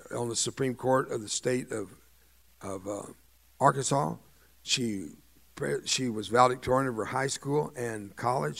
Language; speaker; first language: English; early bilingual, other home language; Spanish